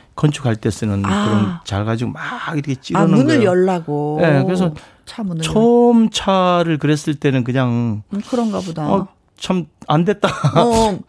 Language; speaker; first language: Korean; native; Korean